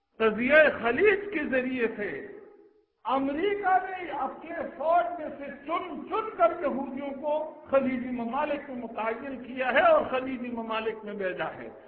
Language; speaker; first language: Urdu; non-native, local second language; Pashto